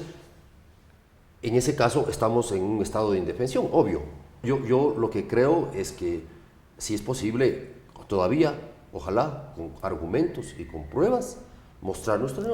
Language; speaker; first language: Spanish; native; Spanish